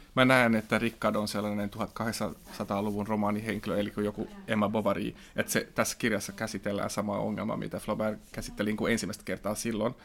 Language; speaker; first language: Finnish; non-native, local second language; Swedish